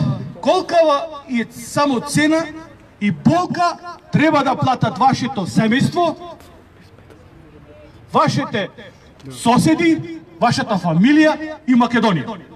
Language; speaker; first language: Macedonian; native; Macedonian